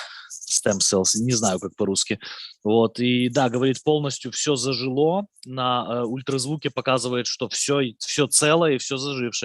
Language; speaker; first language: Russian; native; Russian